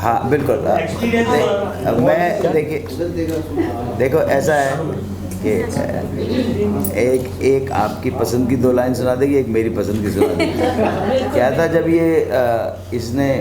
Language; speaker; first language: Hindi; native; Hindi